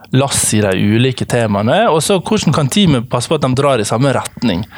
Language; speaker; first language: Norwegian; native; Norwegian